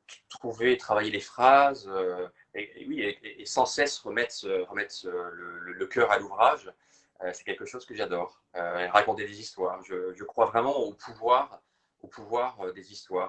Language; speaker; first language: French; native; French